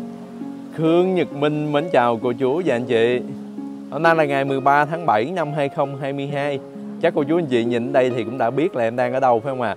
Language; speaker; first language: Vietnamese; native; Vietnamese